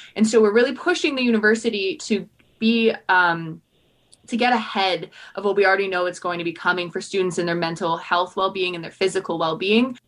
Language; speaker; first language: English; native; English